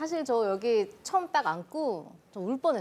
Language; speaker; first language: Korean; native; Korean